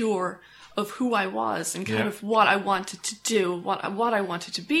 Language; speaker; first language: English; native; English